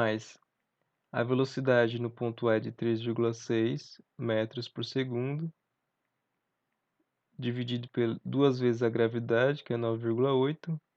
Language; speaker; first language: Portuguese; native; Portuguese